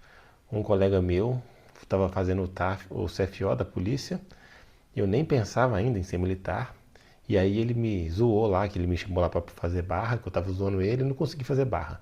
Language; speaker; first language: Portuguese; native; Portuguese